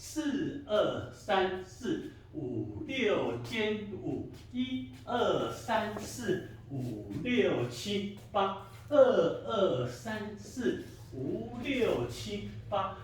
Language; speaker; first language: Chinese; native; Chinese